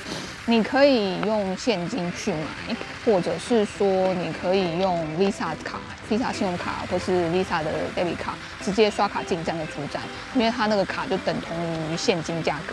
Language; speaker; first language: Chinese; native; Chinese